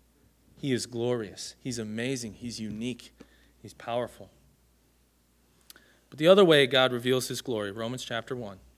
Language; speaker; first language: English; native; English